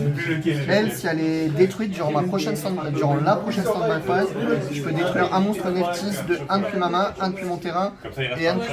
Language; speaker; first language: French; native; French